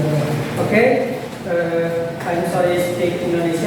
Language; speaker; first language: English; non-native, learner; Indonesian